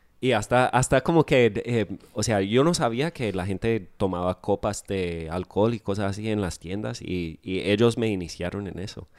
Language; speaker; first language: Spanish; non-native, fluent; English